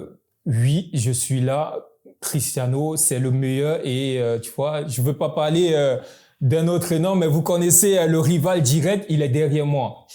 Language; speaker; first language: French; native; French